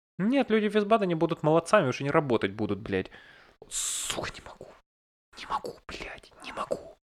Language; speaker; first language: Russian; native; Russian